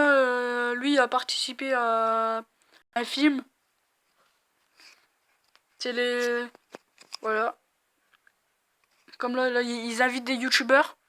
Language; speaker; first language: French; native; French